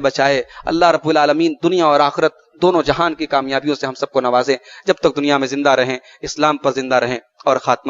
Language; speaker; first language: Urdu; native; Urdu